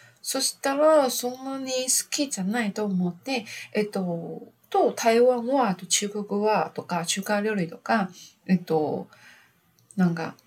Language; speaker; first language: Japanese; non-native, learner; Chinese